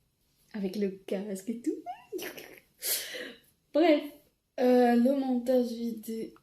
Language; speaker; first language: French; non-native, local second language; Arabic